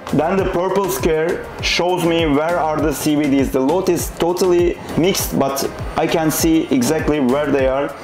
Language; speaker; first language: English; non-native, fluent; Turkish